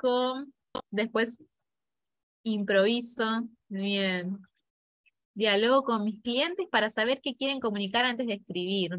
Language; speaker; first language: Spanish; native; Spanish